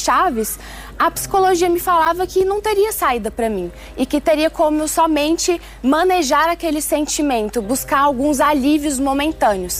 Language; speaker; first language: Portuguese; early bilingual, other home language; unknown